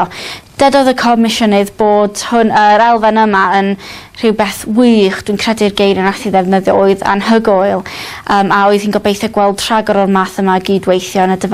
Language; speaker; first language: Welsh; native; Welsh